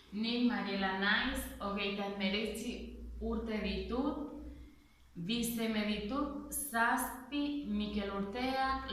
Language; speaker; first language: Basque; non-native, learner; Spanish